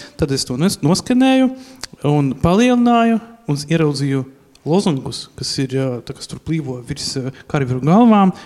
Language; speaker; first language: Latvian; native; Latvian